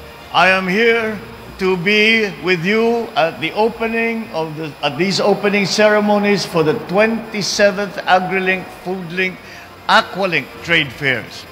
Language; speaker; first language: English; non-native, local second language; Filipino